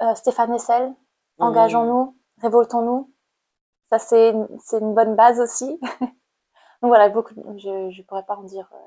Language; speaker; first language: French; non-native, fluent; Khmer